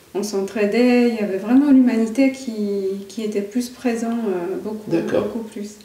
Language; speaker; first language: French; non-native, fluent; Polish